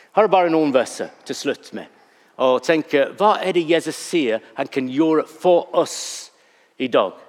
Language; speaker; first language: Norwegian; non-native, fluent; English